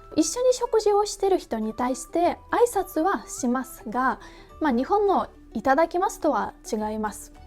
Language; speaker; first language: Japanese; non-native, fluent; Russian